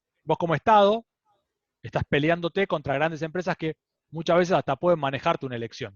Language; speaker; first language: Spanish; native; Spanish